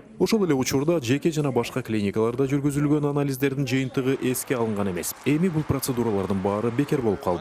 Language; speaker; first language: Kyrgyz; native; Kyrgyz